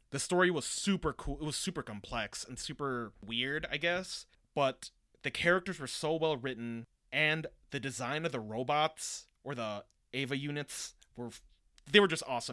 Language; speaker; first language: English; early bilingual, other home language; Japanese